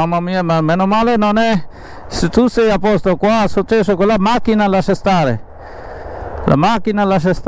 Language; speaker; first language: Italian; non-native, learner; Bangla